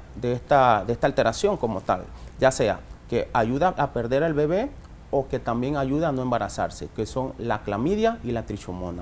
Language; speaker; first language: Spanish; native; Spanish